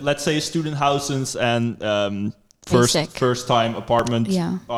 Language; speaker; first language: English; non-native, fluent; Dutch